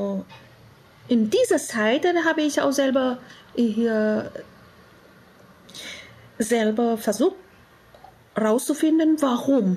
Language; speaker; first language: German; non-native, learner; Vietnamese